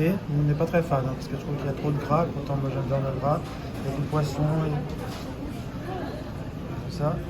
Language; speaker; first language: French; native; French